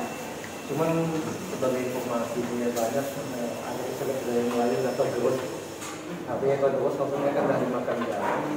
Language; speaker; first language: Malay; non-native, local second language; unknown